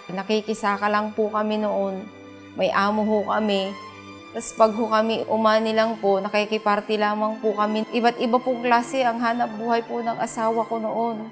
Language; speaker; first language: Filipino; native; Filipino